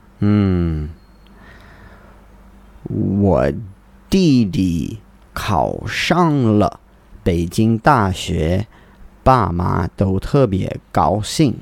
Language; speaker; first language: Chinese; non-native, learner; English